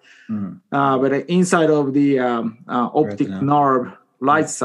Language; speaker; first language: English; non-native, fluent; Japanese